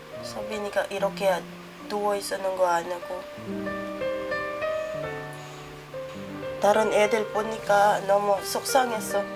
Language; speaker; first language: Korean; non-native, learner; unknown